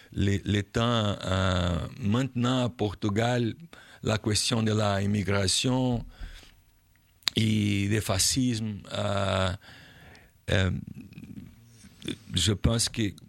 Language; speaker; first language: French; non-native, learner; Portuguese